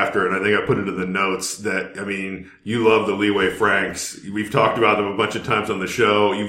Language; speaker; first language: English; native; English